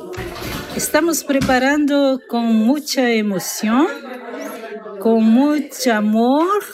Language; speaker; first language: Spanish; non-native, learner; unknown